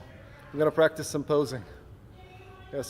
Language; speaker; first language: English; non-native, fluent; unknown